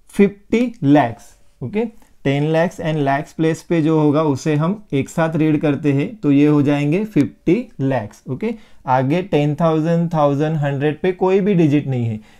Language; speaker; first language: Hindi; non-native, local second language; Marathi